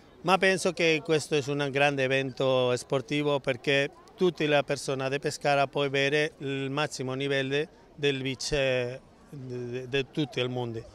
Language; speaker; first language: Italian; non-native, learner; Spanish